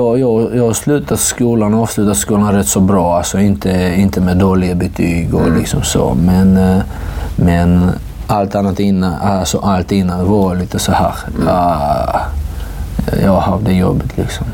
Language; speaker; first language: Swedish; non-native, fluent; Georgian